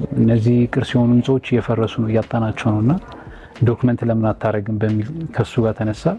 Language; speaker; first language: Amharic; native; Amharic